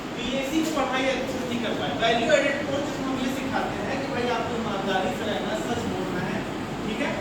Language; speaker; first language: Hindi; native; Hindi